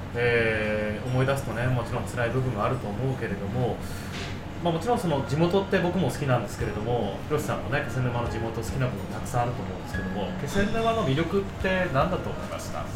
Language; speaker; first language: Japanese; native; Japanese